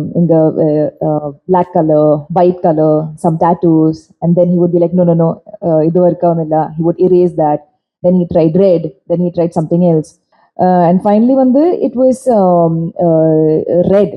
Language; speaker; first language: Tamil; non-native, learner; Malayalam